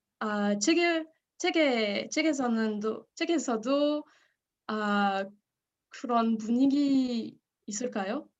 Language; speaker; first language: Korean; non-native, learner; French